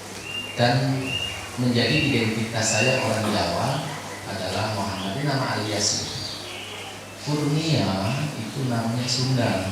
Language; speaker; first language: Indonesian; non-native, local second language; Javanese